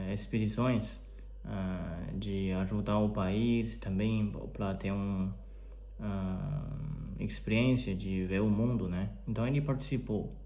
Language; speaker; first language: Portuguese; non-native, learner; Chinese